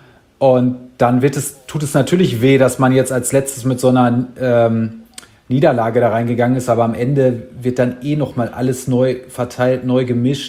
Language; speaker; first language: German; native; German